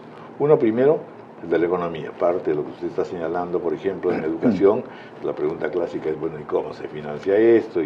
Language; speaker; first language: Spanish; native; Spanish